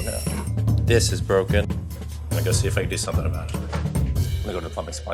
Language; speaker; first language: English; native; English